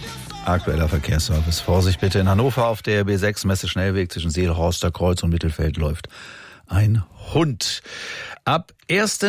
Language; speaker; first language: German; native; German